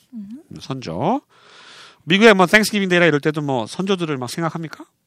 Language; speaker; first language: Korean; native; Korean